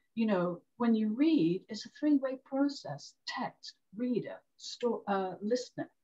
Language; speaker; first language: English; native; English